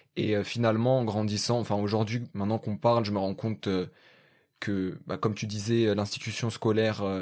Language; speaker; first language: French; native; French